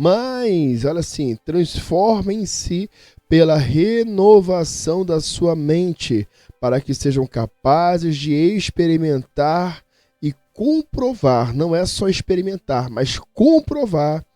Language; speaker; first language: Portuguese; native; Portuguese